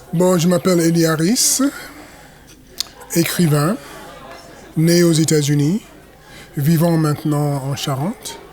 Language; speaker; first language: French; non-native, fluent; English